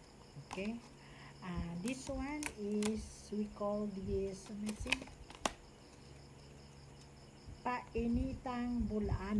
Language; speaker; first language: English; non-native, local second language; Cebuano